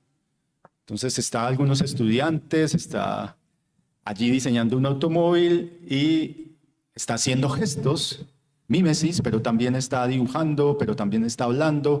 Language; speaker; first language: Spanish; native; Spanish